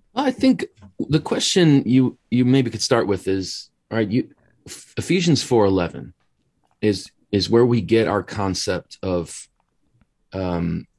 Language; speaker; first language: English; native; English